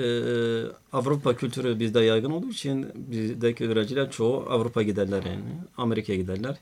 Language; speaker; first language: Turkish; non-native, fluent; Arabic